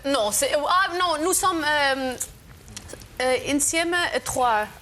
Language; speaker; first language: French; non-native, learner; German